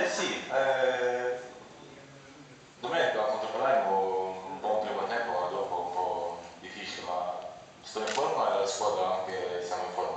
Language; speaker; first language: Italian; non-native, learner; Norwegian